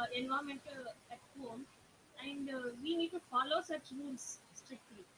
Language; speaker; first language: English; non-native, local second language; Kannada